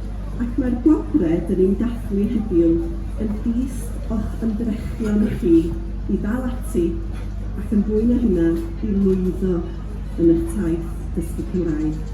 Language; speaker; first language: Welsh; native; Welsh